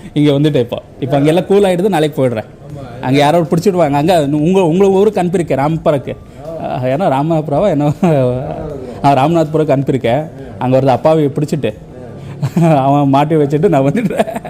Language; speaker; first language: Tamil; non-native, learner; Kannada